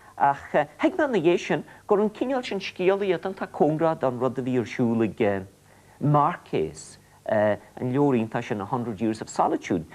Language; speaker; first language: Irish; native; Irish